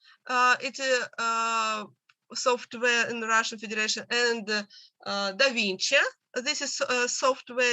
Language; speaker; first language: English; non-native, learner; Russian